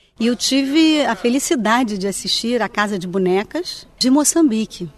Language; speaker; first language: Portuguese; native; Portuguese